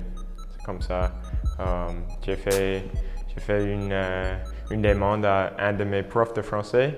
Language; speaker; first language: French; non-native, learner; English